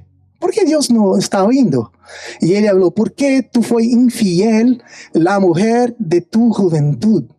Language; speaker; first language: Spanish; non-native, fluent; Portuguese